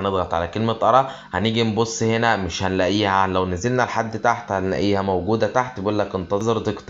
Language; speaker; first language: Arabic; native; Arabic